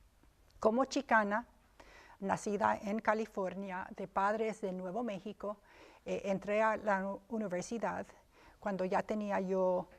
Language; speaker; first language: Spanish; early bilingual, other home language; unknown